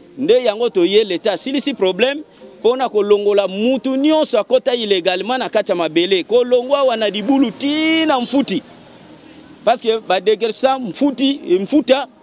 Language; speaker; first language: Lingala; non-native, local second language; Kongo